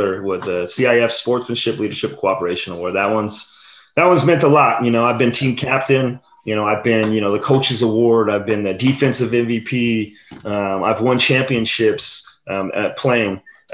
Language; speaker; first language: English; native; English